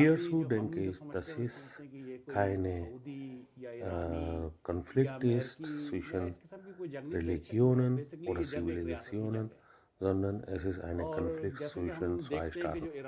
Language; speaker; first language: German; non-native, learner; Urdu